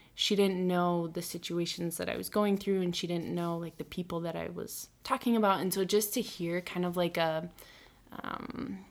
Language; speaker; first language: English; native; English